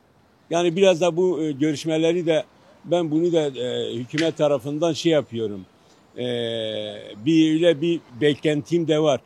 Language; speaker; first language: Turkish; non-native, local second language; Kurdish